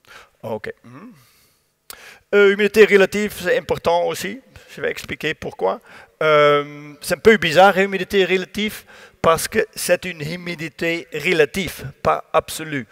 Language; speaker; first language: French; non-native, learner; Dutch